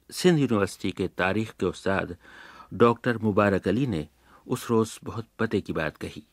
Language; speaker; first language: Urdu; native; Urdu